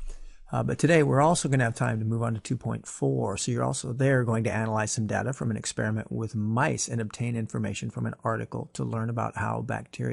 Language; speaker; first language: English; native; English